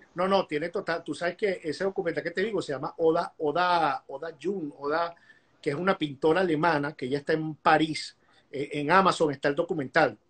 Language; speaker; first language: Spanish; native; Spanish